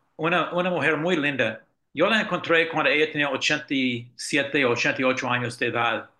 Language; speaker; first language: Spanish; non-native, fluent; English